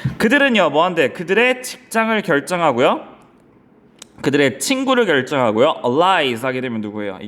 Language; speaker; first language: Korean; native; Korean